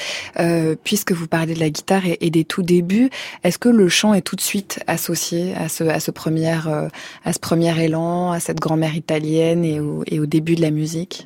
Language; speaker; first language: French; native; French